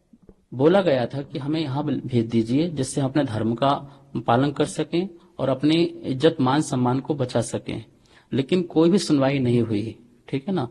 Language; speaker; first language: Hindi; native; Hindi